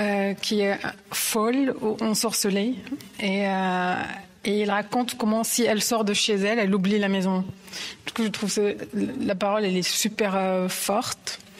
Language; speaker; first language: French; non-native, local second language; Arabic